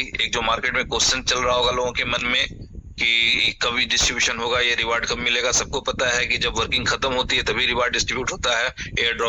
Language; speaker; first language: Hindi; native; Hindi